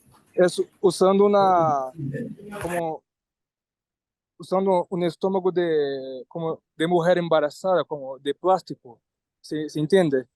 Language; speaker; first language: Spanish; non-native, learner; Portuguese